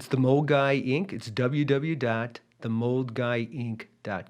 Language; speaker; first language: English; native; English